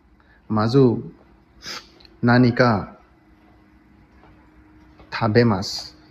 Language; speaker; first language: Japanese; non-native, learner; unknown